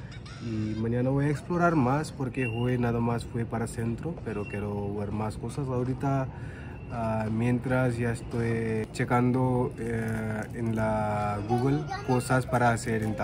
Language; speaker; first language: Spanish; non-native, learner; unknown